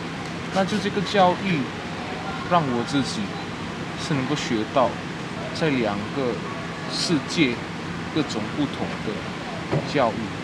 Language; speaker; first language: Chinese; non-native, fluent; Javanese